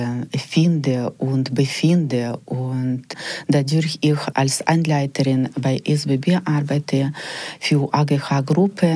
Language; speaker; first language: German; non-native, fluent; Ukrainian